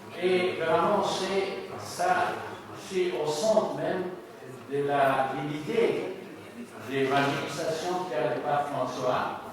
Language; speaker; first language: French; non-native, learner; Spanish